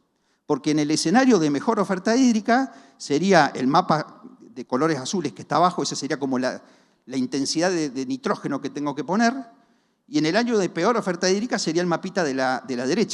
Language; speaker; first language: Spanish; native; Spanish